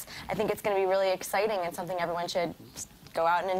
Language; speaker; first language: English; native; English